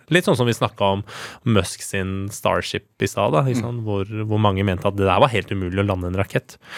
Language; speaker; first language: Norwegian; early bilingual, other home language; Persian